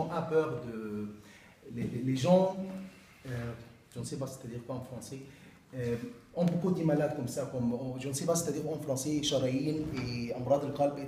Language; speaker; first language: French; non-native, learner; Arabic